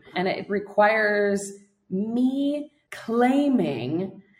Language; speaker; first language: English; native; English